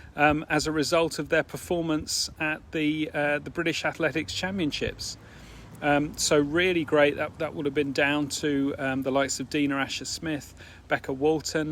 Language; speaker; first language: English; native; English